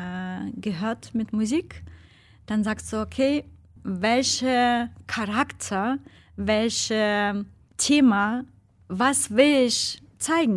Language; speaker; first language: German; non-native, fluent; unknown